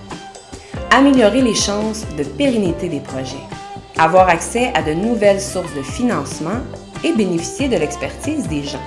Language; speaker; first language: French; native; French